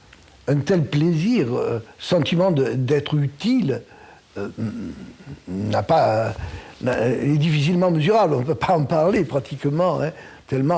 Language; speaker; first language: French; native; French